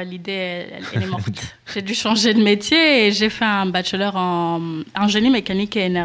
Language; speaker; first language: French; non-native, local second language; Kinyarwanda